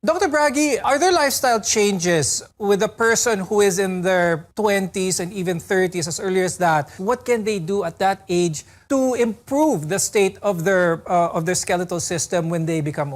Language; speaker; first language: English; non-native, local second language; Filipino